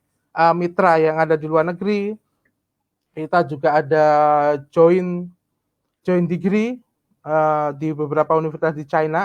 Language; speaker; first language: Indonesian; native; Indonesian